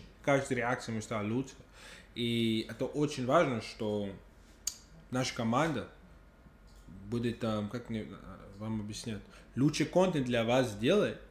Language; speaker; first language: Russian; non-native, learner; English